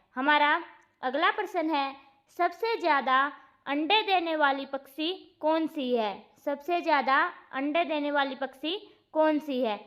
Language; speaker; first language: Hindi; native; Hindi